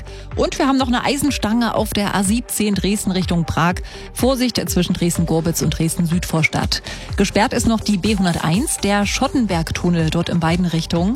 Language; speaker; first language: German; native; German